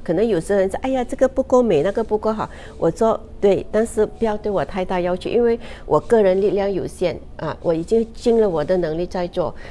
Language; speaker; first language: Chinese; native; Chinese